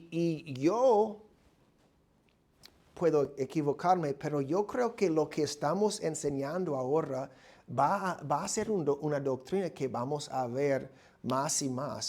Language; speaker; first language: Spanish; non-native, fluent; English